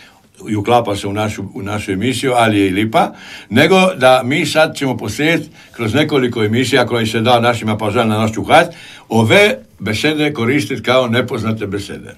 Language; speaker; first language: Croatian; native; Croatian